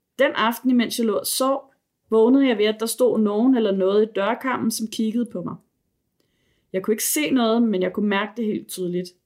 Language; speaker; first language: Danish; native; Danish